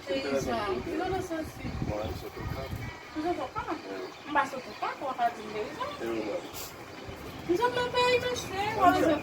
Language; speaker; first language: Portuguese; non-native, learner; Haitian Creole